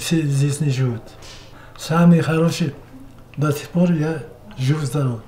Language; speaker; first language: Russian; non-native, local second language; Uzbek